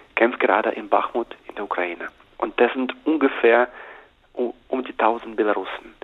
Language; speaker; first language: German; non-native, fluent; Russian